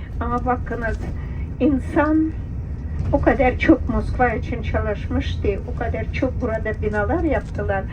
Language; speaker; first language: Turkish; non-native, fluent; Russian